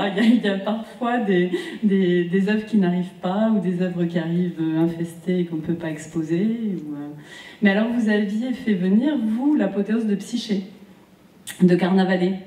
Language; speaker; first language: French; native; French